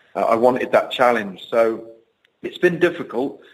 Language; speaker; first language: English; native; English